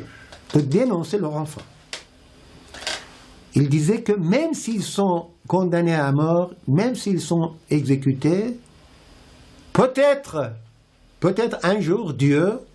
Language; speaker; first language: French; non-native, fluent; Persian